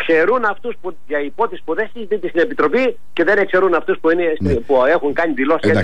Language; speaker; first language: Greek; native; Greek